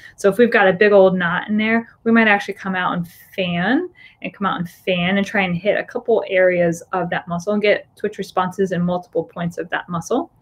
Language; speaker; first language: English; native; English